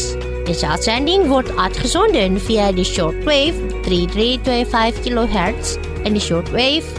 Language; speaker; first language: Dutch; non-native, learner; Indonesian